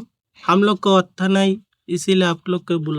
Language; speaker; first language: Hindi; non-native, learner; Bangla